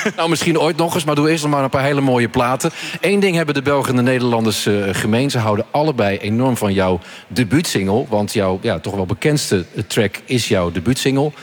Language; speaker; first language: Dutch; native; Dutch